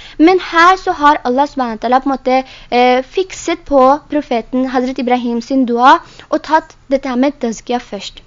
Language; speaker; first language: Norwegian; early bilingual, other home language; Urdu